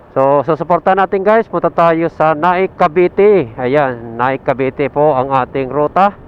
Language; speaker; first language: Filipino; native; Filipino